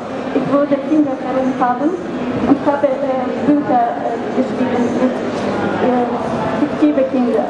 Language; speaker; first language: German; non-native, learner; Romanian